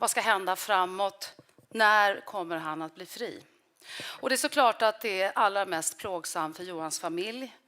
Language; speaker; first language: Swedish; native; Swedish